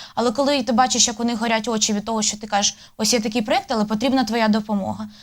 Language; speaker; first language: Ukrainian; native; Ukrainian